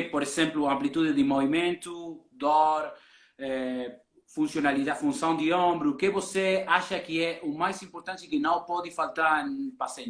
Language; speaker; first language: Portuguese; non-native, learner; Spanish